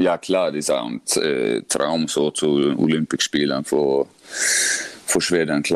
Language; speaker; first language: German; non-native, learner; Swedish